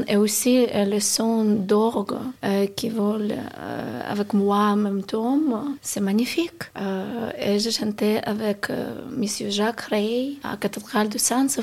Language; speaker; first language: French; non-native, learner; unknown